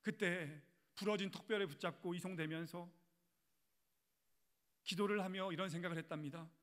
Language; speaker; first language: Korean; native; Korean